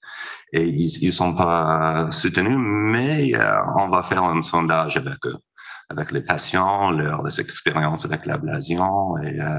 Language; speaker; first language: French; non-native, fluent; English